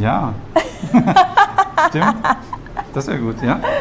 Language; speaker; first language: German; native; German